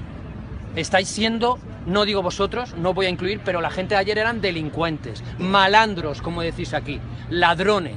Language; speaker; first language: Spanish; native; Spanish